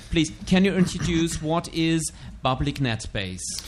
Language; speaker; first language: English; non-native, fluent; German